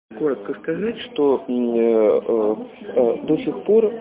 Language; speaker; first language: Russian; native; Russian